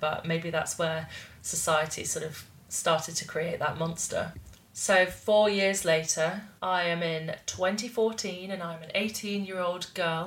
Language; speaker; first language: English; native; English